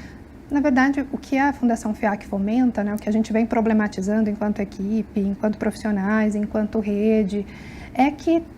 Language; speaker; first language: Portuguese; native; Portuguese